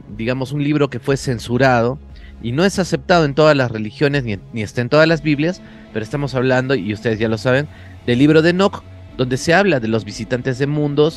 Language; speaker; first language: Spanish; native; Spanish